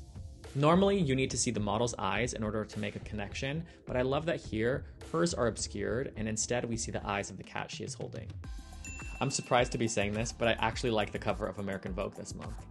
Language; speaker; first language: English; native; English